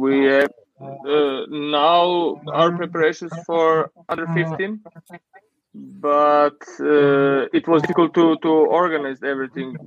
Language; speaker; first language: English; non-native, learner; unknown